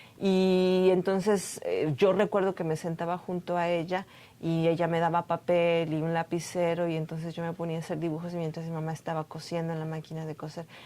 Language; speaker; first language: Spanish; native; Spanish